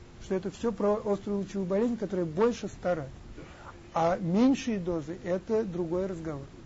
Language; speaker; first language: Russian; native; Russian